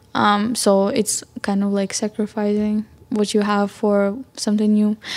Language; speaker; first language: English; non-native, fluent; Ukrainian